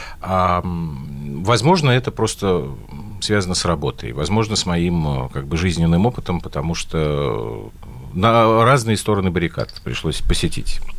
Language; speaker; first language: Russian; native; Russian